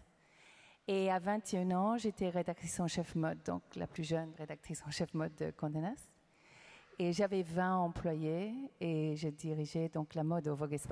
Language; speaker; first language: French; non-native, fluent; English